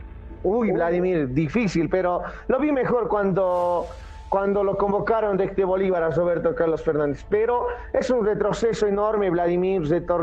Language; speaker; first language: Spanish; native; Spanish